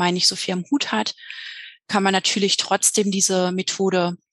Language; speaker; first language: German; native; German